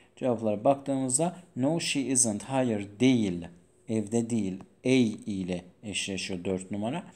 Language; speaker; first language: Turkish; non-native, fluent; Persian